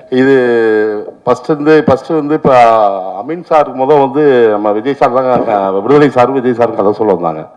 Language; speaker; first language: Tamil; native; Tamil